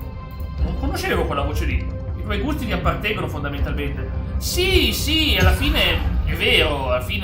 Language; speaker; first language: Italian; native; Italian